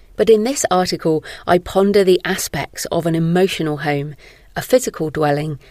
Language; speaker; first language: English; native; English